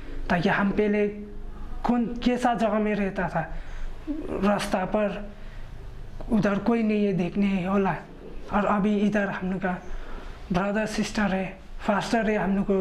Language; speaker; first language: Hindi; non-native, local second language; Khasi